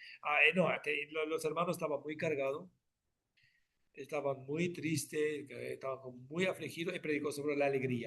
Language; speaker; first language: Spanish; non-native, fluent; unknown